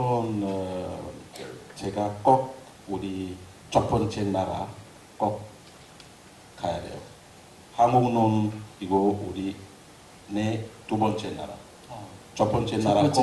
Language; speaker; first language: Korean; non-native, learner; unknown